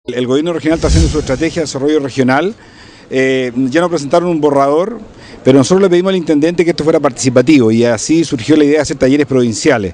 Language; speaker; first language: Spanish; native; Spanish